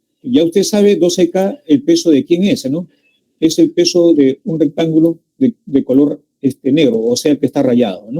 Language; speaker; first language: Spanish; native; Spanish